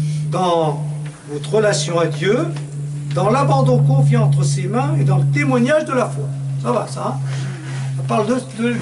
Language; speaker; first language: French; native; French